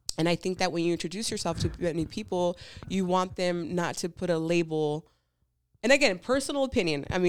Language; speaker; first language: English; early bilingual, other home language; Spanish